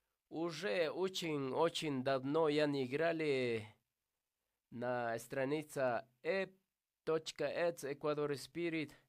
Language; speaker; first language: Russian; non-native, learner; Spanish